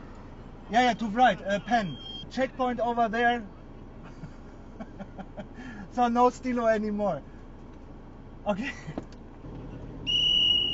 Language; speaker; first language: English; non-native, learner; German